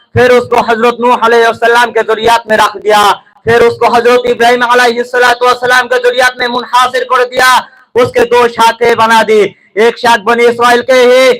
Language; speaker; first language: Urdu; non-native, fluent; Bangla